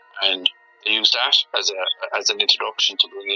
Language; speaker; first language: English; native; English